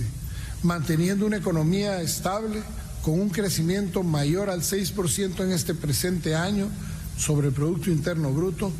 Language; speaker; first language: Spanish; native; Spanish